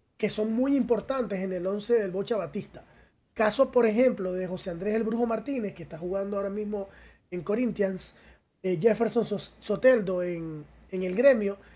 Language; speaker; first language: Spanish; native; Spanish